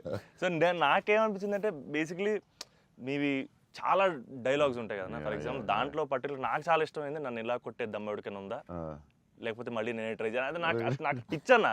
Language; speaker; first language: Telugu; native; Telugu